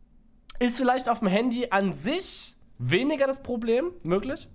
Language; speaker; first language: German; native; German